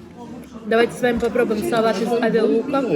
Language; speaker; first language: Russian; native; Russian